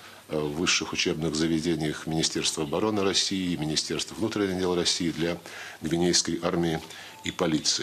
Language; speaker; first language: Russian; native; Russian